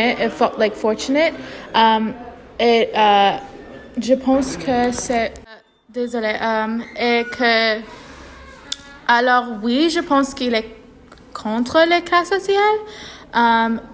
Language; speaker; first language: French; non-native, learner; English